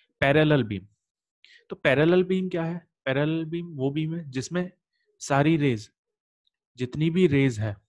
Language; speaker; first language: Hindi; native; Hindi